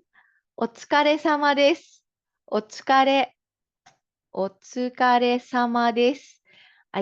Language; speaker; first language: Japanese; non-native, fluent; Filipino